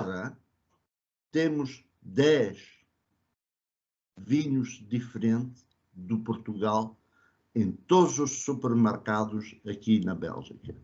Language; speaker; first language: Portuguese; early bilingual, other home language; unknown